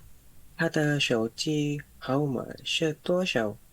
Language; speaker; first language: Chinese; non-native, learner; Indonesian